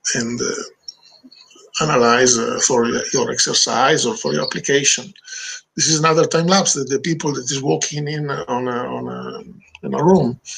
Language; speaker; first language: English; non-native, learner; Italian